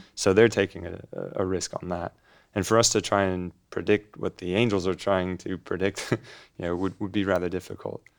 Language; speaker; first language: English; native; English